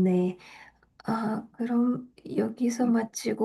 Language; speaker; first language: Korean; non-native, fluent; Russian